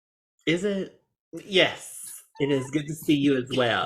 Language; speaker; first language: English; native; English